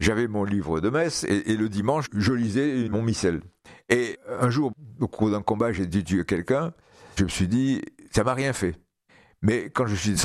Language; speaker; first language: French; native; French